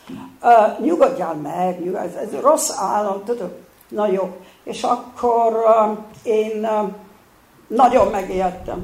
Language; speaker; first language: Hungarian; early bilingual, heritage; Hungarian